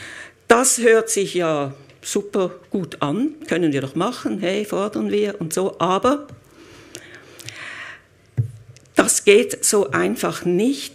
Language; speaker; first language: German; native; German